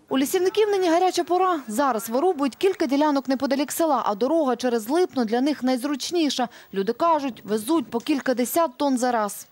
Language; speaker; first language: Ukrainian; native; Ukrainian